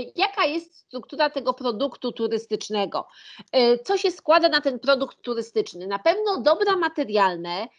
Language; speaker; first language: Polish; native; Polish